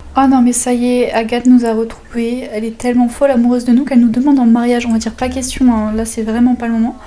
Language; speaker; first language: French; native; French